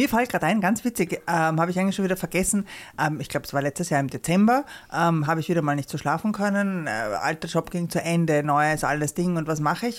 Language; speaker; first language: German; native; German